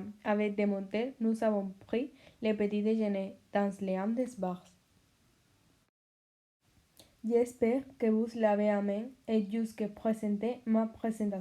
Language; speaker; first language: French; non-native, learner; Spanish